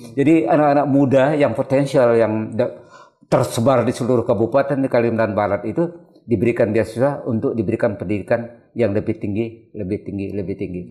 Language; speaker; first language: Indonesian; non-native, local second language; Malay